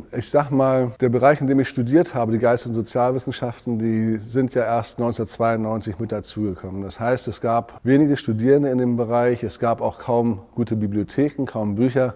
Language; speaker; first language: German; native; German